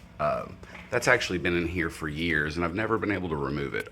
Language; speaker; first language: English; native; English